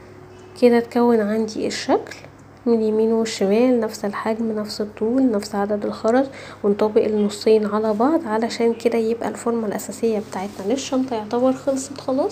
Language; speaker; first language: Arabic; native; Arabic